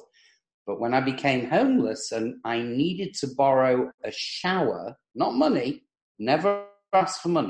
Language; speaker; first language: English; native; English